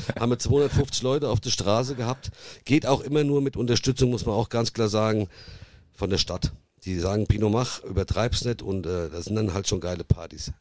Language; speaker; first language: German; early bilingual, other home language; Italian